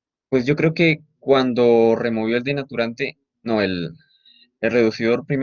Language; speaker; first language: Spanish; native; Spanish